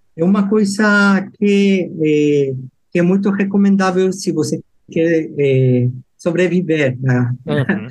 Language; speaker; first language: Portuguese; non-native, fluent; Spanish